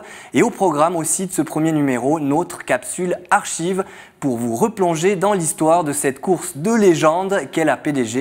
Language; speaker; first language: French; native; French